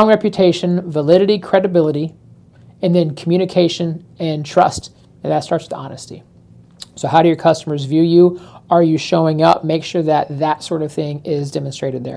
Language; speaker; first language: English; native; English